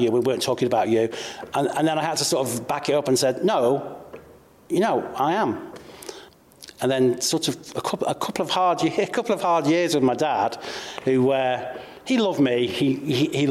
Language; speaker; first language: English; native; English